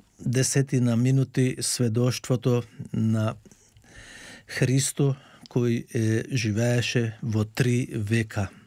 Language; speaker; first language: Macedonian; native; Macedonian